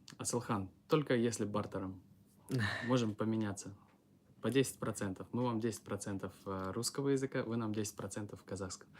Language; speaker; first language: Russian; native; Russian